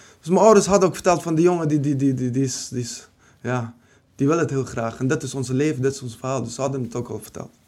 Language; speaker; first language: Dutch; early bilingual, other home language; Kurdish